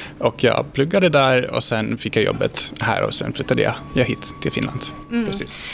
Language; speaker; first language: Swedish; non-native, fluent; Hungarian